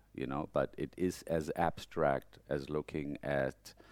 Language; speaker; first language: English; non-native, fluent; German